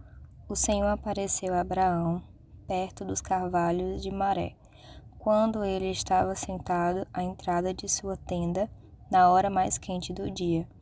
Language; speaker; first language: Portuguese; native; Portuguese